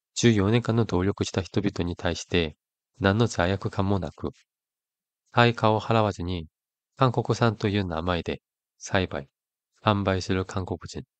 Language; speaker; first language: Japanese; non-native, fluent; Korean